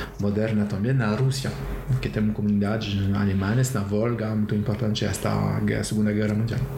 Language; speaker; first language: Portuguese; non-native, learner; French